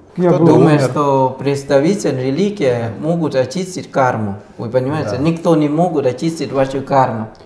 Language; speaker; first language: Russian; non-native, fluent; Thai